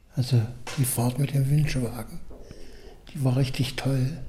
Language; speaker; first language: German; non-native, fluent; Spanish